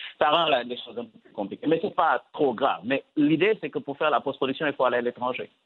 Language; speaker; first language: French; non-native, local second language; Wolof